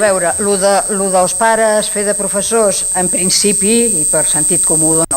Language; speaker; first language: Catalan; native; Catalan